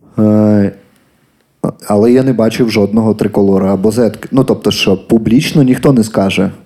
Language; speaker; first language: Ukrainian; native; Ukrainian